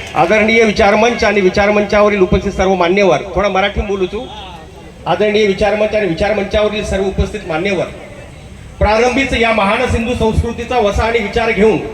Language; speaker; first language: Marathi; non-native, local second language; Lambadi